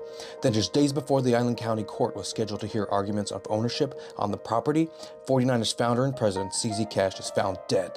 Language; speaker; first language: English; native; English